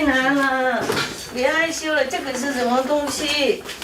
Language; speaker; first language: Chinese; non-native, fluent; Vietnamese